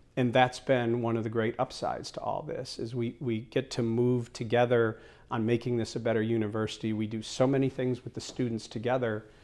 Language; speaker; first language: English; native; English